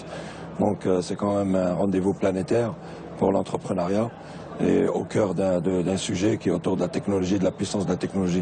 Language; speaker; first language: French; non-native, local second language; Arabic